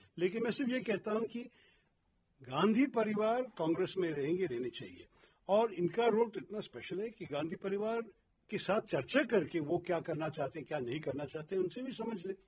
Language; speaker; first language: Hindi; non-native, local second language; Malayalam